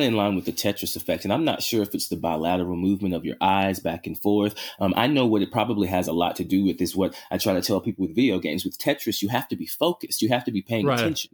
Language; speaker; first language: English; native; English